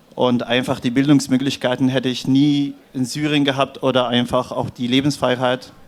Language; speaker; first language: German; non-native, fluent; Arabic